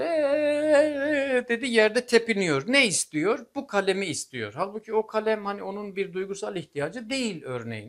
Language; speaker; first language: Turkish; native; Turkish